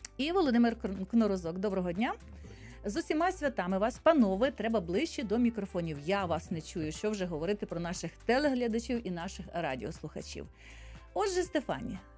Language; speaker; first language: Ukrainian; native; Ukrainian